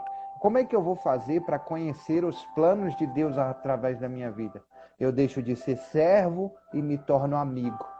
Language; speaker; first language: Portuguese; native; Portuguese